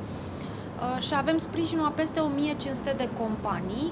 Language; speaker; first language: Romanian; native; Romanian